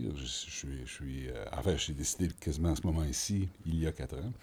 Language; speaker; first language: French; native; French